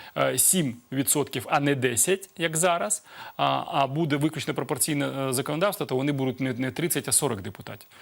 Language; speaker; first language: Ukrainian; native; Ukrainian